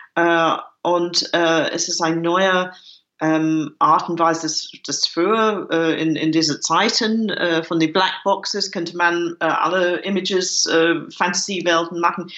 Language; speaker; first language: German; non-native, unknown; English